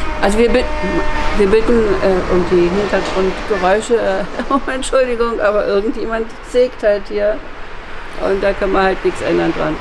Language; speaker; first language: German; native; German